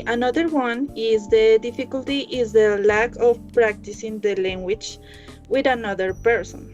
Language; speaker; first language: English; non-native, learner; Spanish